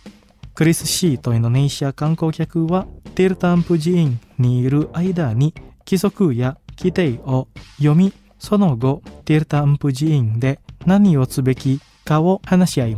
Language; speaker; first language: Japanese; non-native, fluent; Indonesian